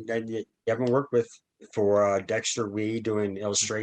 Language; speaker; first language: English; native; English